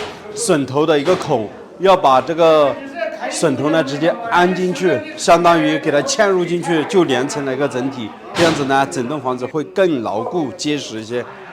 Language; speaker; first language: Chinese; native; Chinese